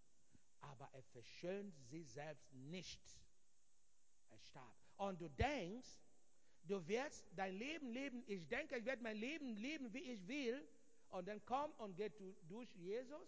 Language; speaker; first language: German; non-native, fluent; Igbo